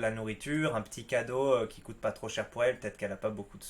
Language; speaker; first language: French; native; French